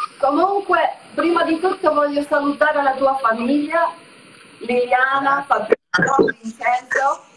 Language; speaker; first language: Italian; early bilingual, heritage; Italian